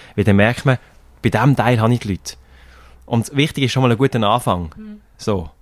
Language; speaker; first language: German; native; German